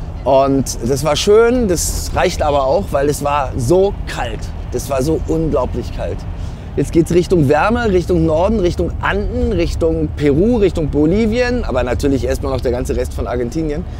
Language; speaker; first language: German; native; German